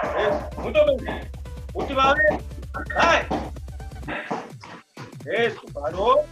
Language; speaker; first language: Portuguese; non-native, learner; Spanish